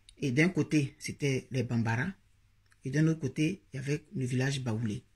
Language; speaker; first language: French; native; French